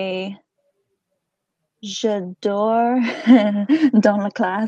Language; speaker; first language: French; non-native, learner; English